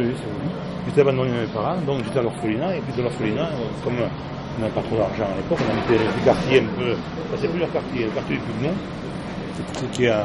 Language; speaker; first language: French; native; French